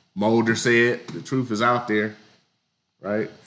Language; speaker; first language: English; native; English